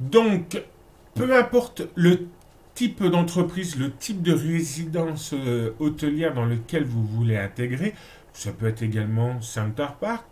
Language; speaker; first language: French; native; French